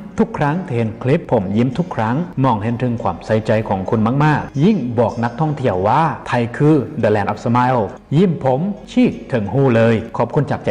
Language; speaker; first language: Thai; native; Thai